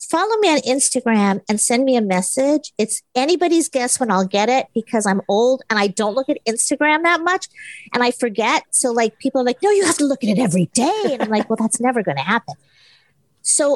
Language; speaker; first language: English; native; English